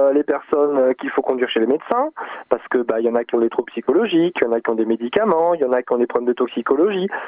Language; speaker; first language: French; native; French